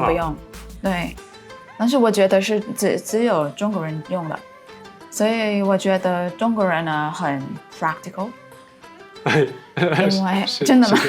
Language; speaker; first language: Chinese; non-native, fluent; Thai